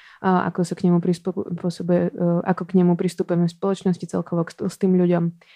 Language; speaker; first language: Slovak; native; Slovak